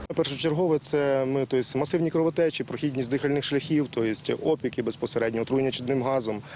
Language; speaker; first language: Ukrainian; native; Ukrainian